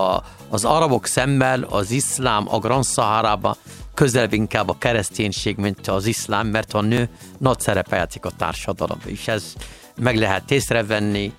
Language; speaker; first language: Hungarian; non-native, learner; Arabic